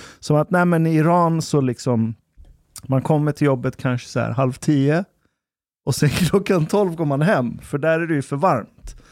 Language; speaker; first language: Swedish; early bilingual, other home language; Persian